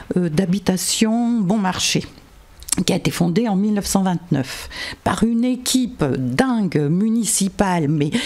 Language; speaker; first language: French; native; French